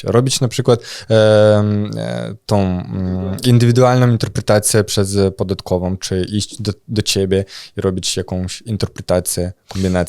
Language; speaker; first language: Polish; non-native, fluent; Russian